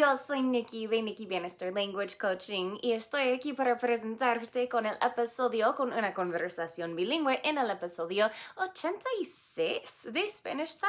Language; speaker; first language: Spanish; non-native, fluent; English